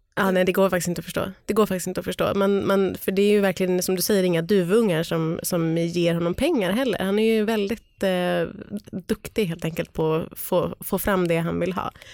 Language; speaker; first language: Swedish; native; Swedish